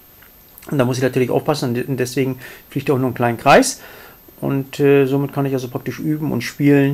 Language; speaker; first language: German; native; German